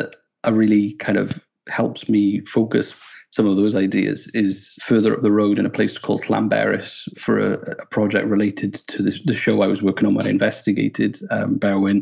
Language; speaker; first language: English; native; English